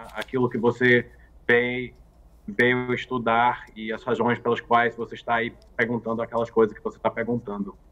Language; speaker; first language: Portuguese; non-native, fluent; English